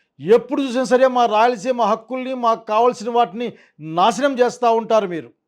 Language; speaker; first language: Telugu; native; Telugu